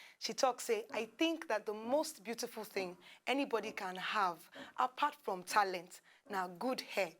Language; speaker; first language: Nigerian Pidgin; native; Nigerian Pidgin